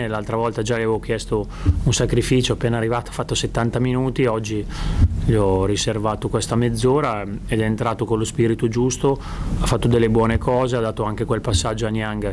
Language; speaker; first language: Italian; native; Italian